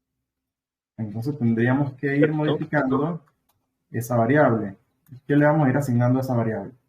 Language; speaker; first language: Spanish; native; Spanish